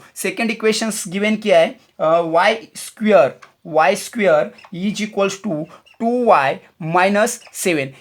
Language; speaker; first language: Hindi; non-native, local second language; Marathi